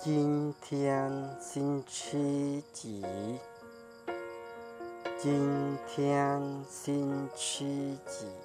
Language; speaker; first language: Chinese; non-native, fluent; Hmong